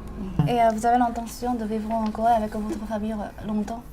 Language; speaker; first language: French; non-native, fluent; Korean